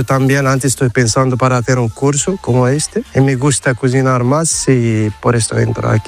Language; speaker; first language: Spanish; non-native, learner; Arabic